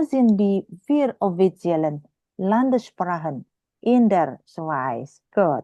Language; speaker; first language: German; non-native, fluent; Indonesian